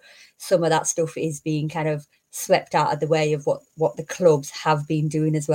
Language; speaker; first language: English; native; English